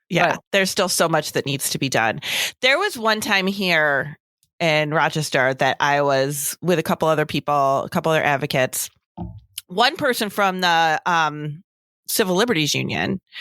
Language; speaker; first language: English; native; English